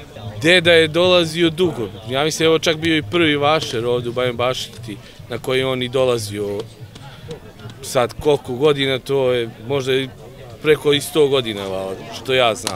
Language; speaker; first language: Serbian; native; Serbian